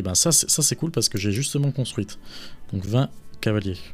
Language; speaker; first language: French; native; French